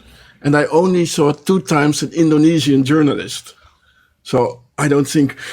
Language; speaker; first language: English; non-native, fluent; Dutch